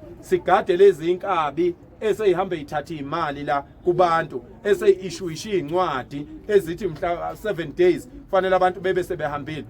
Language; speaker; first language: Zulu; native; Zulu